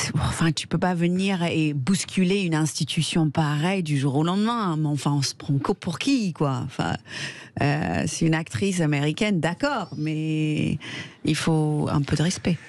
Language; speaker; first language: French; non-native, fluent; English